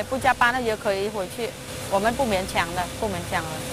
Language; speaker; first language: Chinese; non-native, fluent; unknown